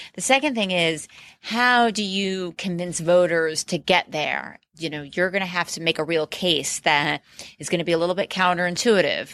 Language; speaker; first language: English; native; English